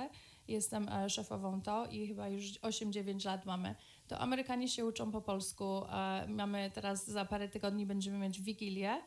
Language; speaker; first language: Polish; early bilingual, other home language; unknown